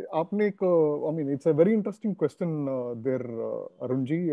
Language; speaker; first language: Hindi; non-native, local second language; Tamil